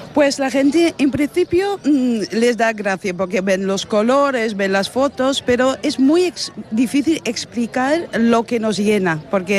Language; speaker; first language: Spanish; non-native, fluent; Dutch